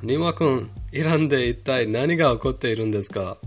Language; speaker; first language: Japanese; non-native, fluent; Persian